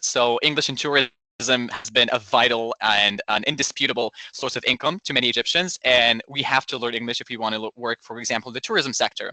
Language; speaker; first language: English; non-native, local second language; Arabic